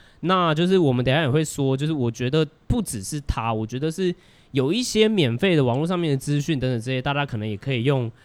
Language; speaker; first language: Chinese; native; Chinese